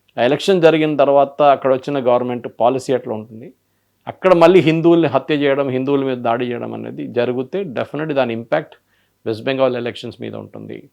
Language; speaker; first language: Telugu; non-native, local second language; Malayalam